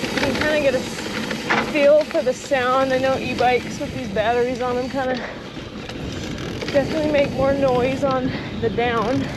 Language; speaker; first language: English; native; English